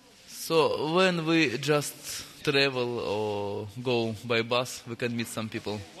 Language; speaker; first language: English; non-native, fluent; Russian